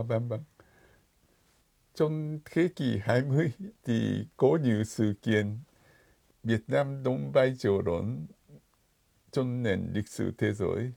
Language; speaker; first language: Vietnamese; non-native, fluent; Japanese